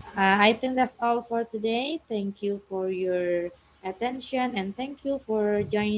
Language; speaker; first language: English; non-native, fluent; Indonesian